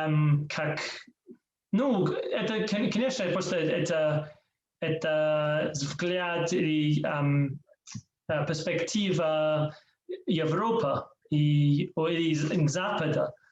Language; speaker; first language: Russian; non-native, learner; English